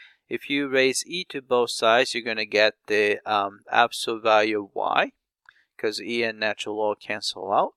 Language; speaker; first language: English; non-native, fluent; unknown